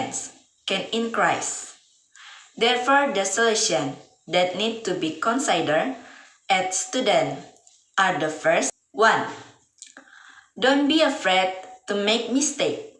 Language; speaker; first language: English; non-native, learner; Indonesian